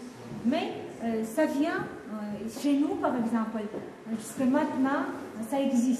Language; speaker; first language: French; non-native, fluent; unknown